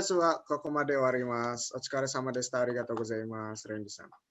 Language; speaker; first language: Japanese; non-native, fluent; Indonesian